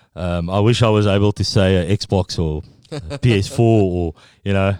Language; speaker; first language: English; non-native, local second language; Afrikaans